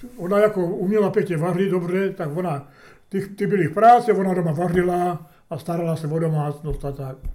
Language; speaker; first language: Czech; early bilingual, heritage; Czech